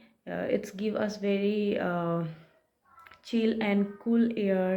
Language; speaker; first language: English; non-native, learner; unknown